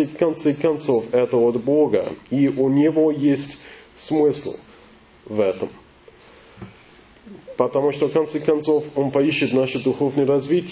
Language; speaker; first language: Russian; non-native, learner; English